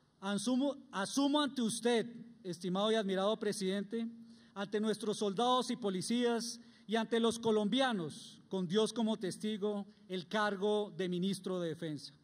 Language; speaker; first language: Spanish; native; Spanish